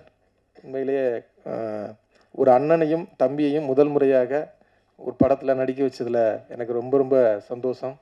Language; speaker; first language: Tamil; native; Tamil